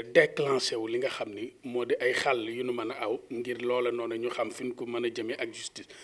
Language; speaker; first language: Wolof; native; Wolof